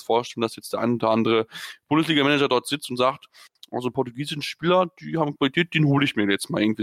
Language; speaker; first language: German; native; German